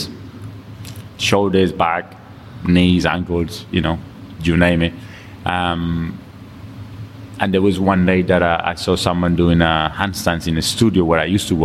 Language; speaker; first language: English; non-native, fluent; Spanish